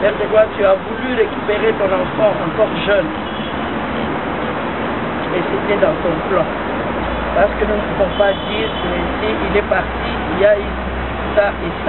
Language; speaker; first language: French; non-native, local second language; Lingala